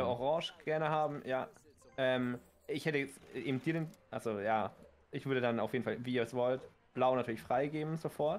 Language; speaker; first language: German; native; German